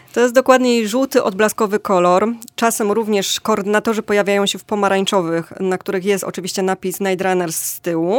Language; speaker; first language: Polish; native; Polish